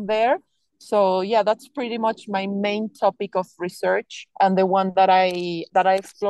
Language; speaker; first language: English; non-native, fluent; Spanish